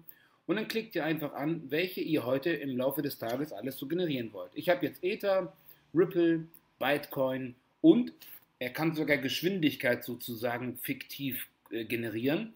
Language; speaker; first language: German; native; German